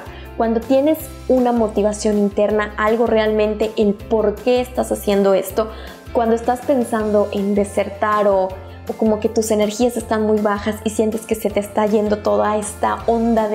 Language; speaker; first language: Spanish; native; Spanish